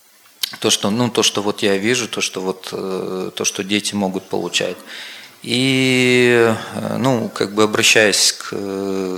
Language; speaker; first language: Russian; native; Russian